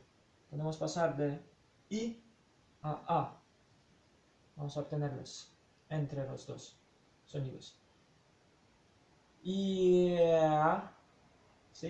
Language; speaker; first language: Spanish; non-native, fluent; Polish